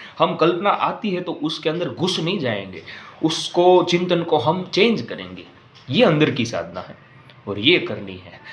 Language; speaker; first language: Hindi; non-native, local second language; Gujarati